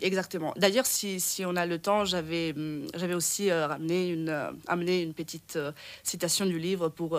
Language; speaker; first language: French; non-native, fluent; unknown